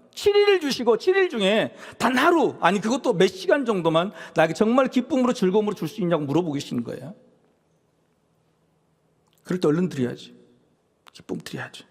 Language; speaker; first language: Korean; native; Korean